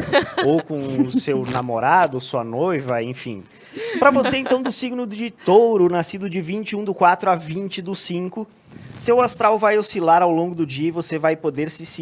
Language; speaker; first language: Portuguese; native; Portuguese